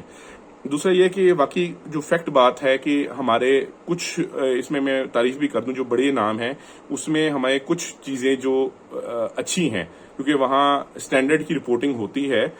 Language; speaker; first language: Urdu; non-native, local second language; Punjabi